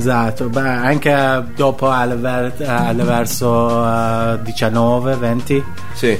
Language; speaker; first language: Italian; non-native, learner; Persian